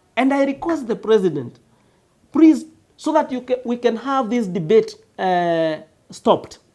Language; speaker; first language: English; non-native, local second language; Kikuyu